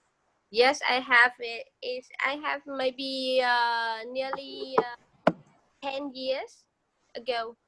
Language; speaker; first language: English; non-native, learner; Vietnamese